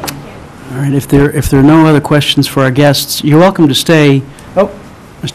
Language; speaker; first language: English; native; English